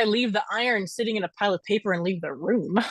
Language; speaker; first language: English; native; English